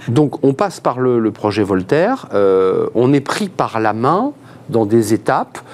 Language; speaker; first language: French; native; French